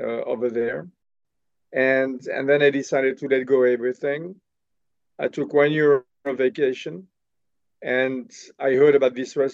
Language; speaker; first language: English; non-native, fluent; French